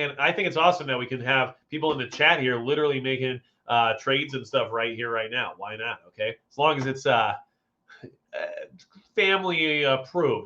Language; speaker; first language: English; native; English